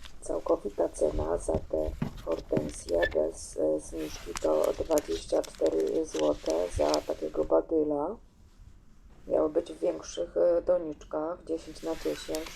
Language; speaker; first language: Polish; native; Polish